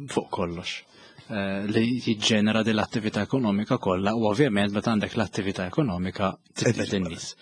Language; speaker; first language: Maltese; native; Maltese